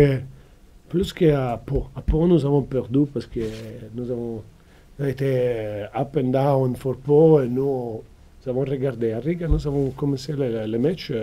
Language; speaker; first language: French; non-native, fluent; Italian